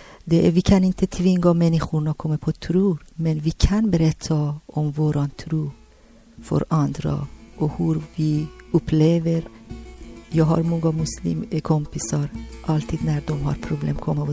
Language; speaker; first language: Swedish; non-native, learner; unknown